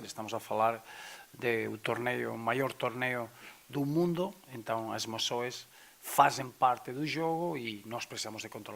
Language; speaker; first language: Portuguese; non-native, fluent; Spanish